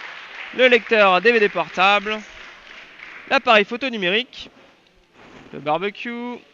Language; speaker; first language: French; native; French